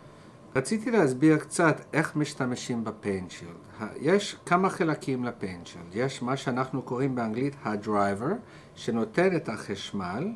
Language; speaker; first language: Hebrew; non-native, fluent; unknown